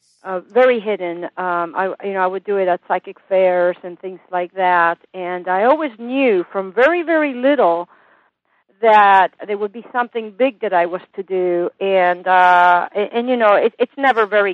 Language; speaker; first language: English; non-native, fluent; Italian